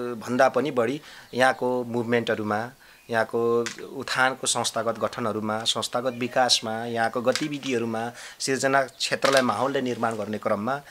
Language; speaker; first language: Nepali; non-native, local second language; Limbu